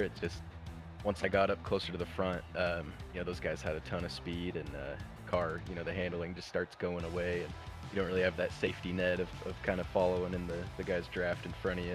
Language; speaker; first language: English; native; English